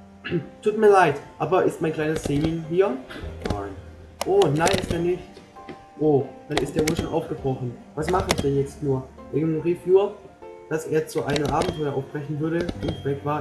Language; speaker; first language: German; native; German